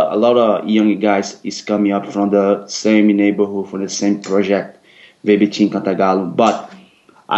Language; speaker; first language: English; non-native, learner; Portuguese